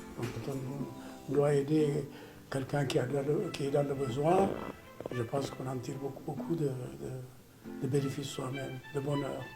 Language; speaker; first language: French; non-native, fluent; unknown